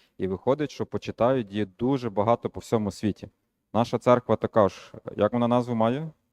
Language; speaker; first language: Ukrainian; native; Ukrainian